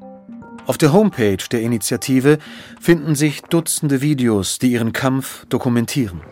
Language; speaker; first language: German; native; German